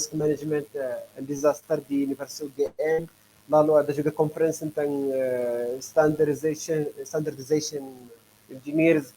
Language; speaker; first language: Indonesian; non-native, fluent; Arabic